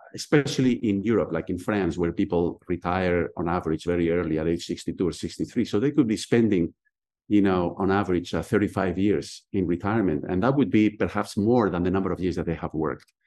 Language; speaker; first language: English; non-native, fluent; Spanish